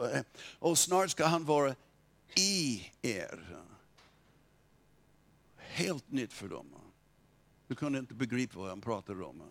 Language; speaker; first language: Swedish; non-native, fluent; English